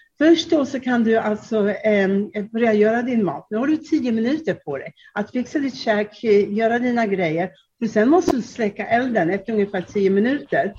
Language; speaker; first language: Swedish; non-native, fluent; Czech